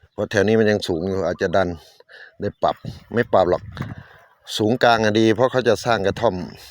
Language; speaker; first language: Thai; non-native, local second language; Northeastern Thai